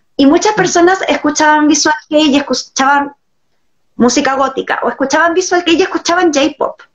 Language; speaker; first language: Spanish; native; Spanish